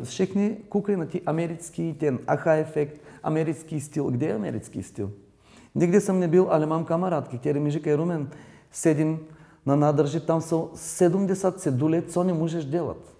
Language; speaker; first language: Czech; non-native, learner; Bulgarian